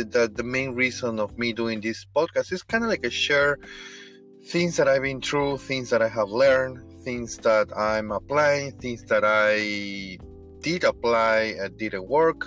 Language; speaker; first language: English; non-native, fluent; Spanish